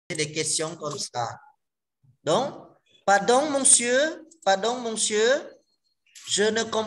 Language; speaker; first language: French; non-native, fluent; Khmer